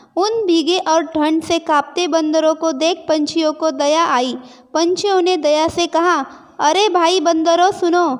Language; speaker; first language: Hindi; non-native, local second language; Marathi